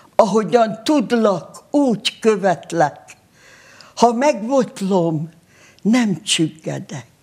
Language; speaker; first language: Hungarian; native; Hungarian